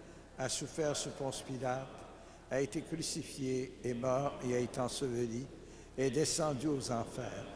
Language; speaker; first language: French; native; French